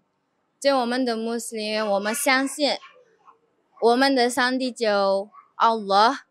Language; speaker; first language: Chinese; non-native, fluent; Indonesian